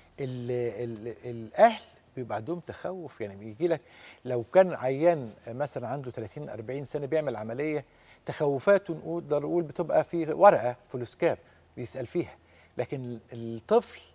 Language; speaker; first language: Arabic; native; Arabic